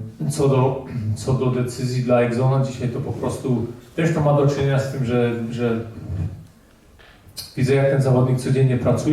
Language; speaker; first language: Polish; early bilingual, heritage; Polish